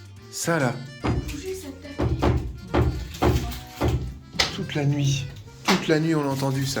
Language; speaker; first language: French; native; French